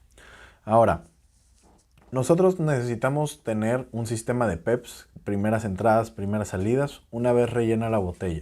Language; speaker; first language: Spanish; native; Spanish